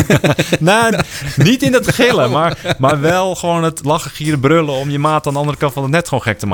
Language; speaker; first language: Dutch; native; Dutch